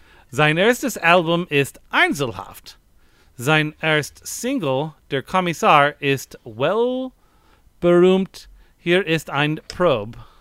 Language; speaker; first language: German; non-native, learner; English